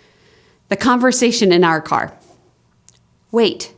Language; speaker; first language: English; native; English